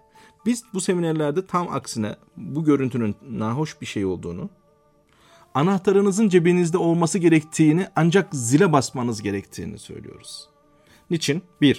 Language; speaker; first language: Turkish; native; Turkish